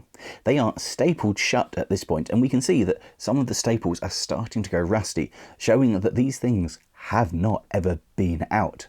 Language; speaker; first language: English; native; English